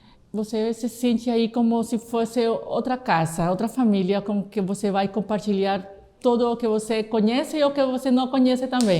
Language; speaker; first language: Portuguese; non-native, fluent; Spanish